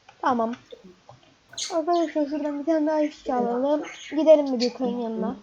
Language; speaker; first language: Turkish; native; Turkish